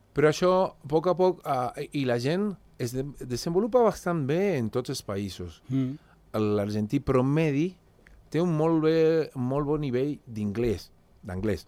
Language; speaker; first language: Catalan; non-native, fluent; Spanish